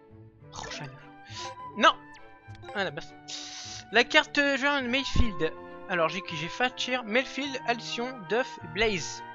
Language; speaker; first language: French; native; French